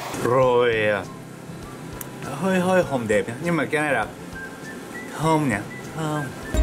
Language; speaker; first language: Vietnamese; non-native, learner; Japanese